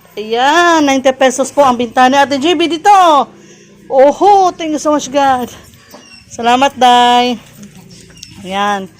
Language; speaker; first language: Filipino; non-native, local second language; Cebuano